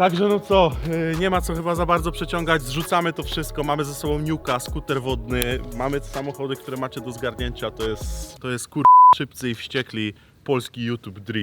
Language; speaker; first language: Polish; native; Polish